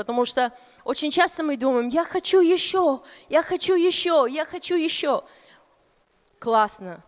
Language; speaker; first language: Russian; non-native, fluent; English